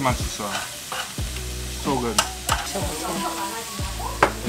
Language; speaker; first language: Korean; non-native, learner; English